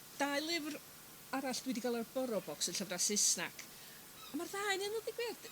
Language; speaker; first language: Welsh; native; Welsh